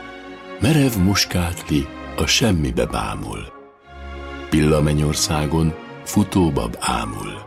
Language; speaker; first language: Hungarian; native; Hungarian